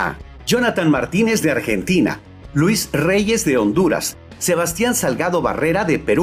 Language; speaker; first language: Spanish; native; Spanish